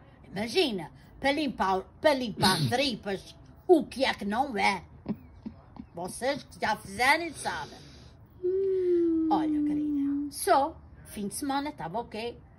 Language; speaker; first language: Portuguese; native; Portuguese